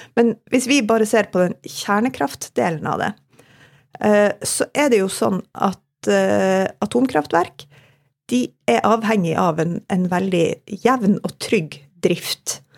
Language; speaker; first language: Norwegian; native; Norwegian